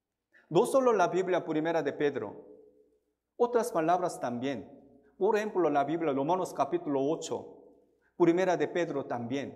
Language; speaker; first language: Spanish; non-native, fluent; Korean